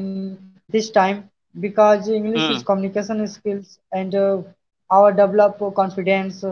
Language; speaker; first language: English; non-native, learner; Hindi